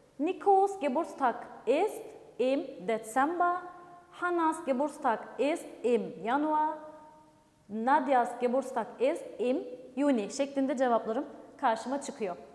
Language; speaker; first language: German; non-native, fluent; Turkish